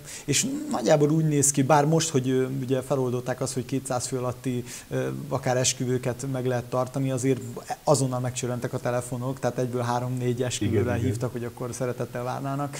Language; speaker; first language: Hungarian; native; Hungarian